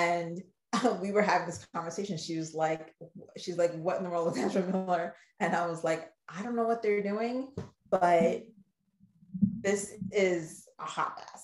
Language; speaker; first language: English; native; English